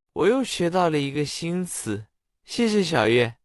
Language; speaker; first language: Chinese; non-native, fluent; English